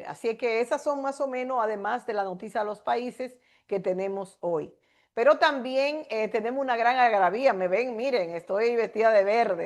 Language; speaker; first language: Spanish; native; Spanish